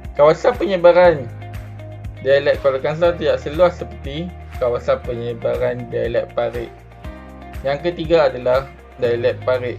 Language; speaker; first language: Malay; native; Malay